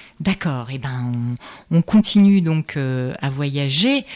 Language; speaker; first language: French; native; French